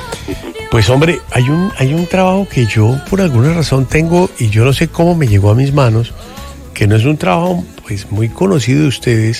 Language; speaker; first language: Spanish; native; Spanish